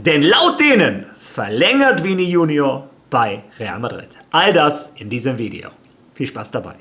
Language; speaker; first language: German; native; German